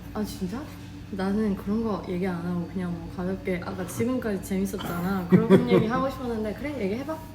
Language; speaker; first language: Korean; non-native, fluent; Burmese